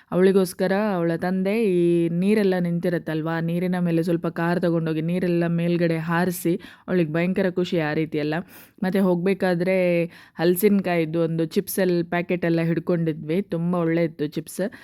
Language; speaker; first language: Kannada; non-native, local second language; Konkani